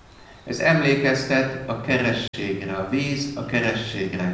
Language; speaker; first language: Hungarian; native; Hungarian